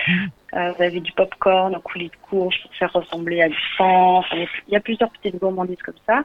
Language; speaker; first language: French; native; French